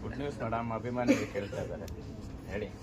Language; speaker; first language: Kannada; native; Kannada